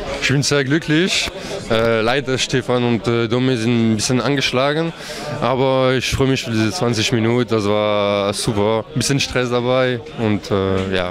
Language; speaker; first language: German; non-native, fluent; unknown